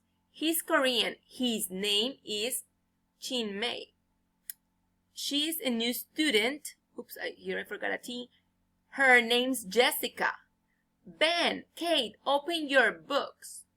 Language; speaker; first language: English; non-native, fluent; Spanish